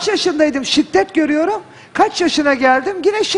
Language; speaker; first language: Turkish; native; Turkish